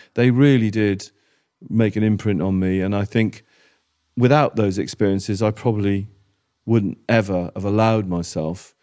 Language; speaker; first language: English; native; English